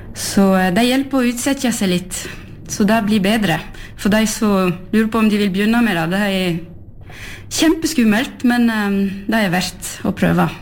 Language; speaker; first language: Norwegian; early bilingual, heritage; French